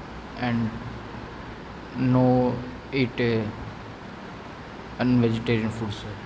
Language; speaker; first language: English; non-native, learner; Haryanvi